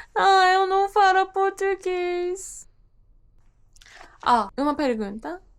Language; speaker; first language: Portuguese; non-native, learner; Japanese